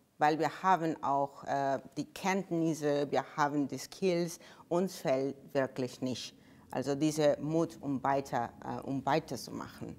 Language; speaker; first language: German; non-native, fluent; Spanish